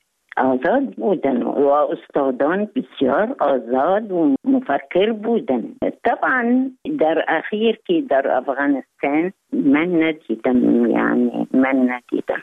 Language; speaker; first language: Persian; non-native, fluent; Arabic